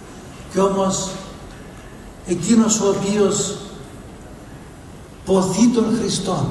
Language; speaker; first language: Greek; native; Greek